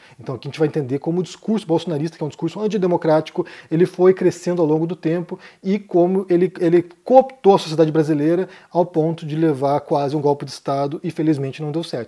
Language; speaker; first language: Portuguese; native; Portuguese